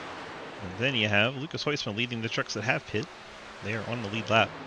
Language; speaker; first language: English; native; English